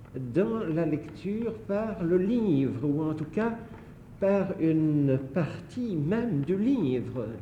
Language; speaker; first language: French; native; French